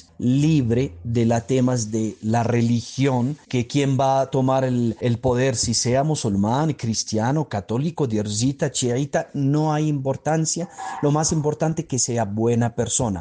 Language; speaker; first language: Spanish; non-native, fluent; Arabic